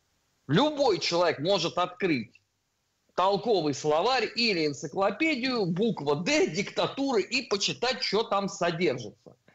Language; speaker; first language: Russian; native; Russian